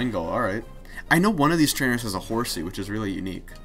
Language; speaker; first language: English; native; English